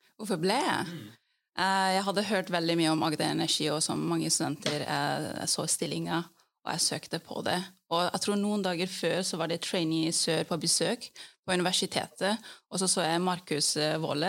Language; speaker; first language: Norwegian; early bilingual, other home language; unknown